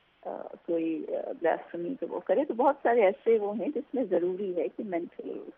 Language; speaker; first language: Urdu; native; Urdu